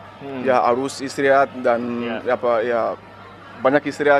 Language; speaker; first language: Indonesian; non-native, learner; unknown